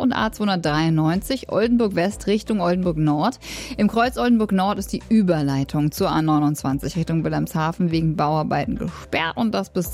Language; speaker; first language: German; native; German